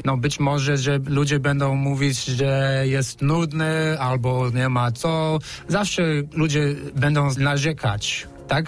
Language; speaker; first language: Polish; non-native, fluent; English